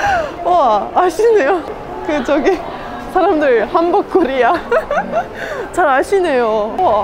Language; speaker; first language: Korean; non-native, fluent; Estonian